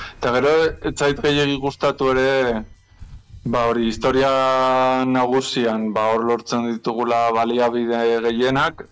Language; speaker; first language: Basque; native; Basque